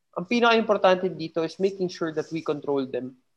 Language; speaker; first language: English; non-native, local second language; Filipino